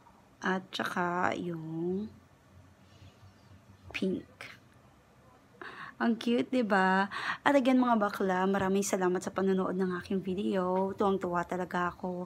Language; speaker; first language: Filipino; native; Filipino